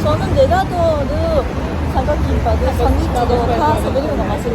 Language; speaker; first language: Korean; non-native, learner; Japanese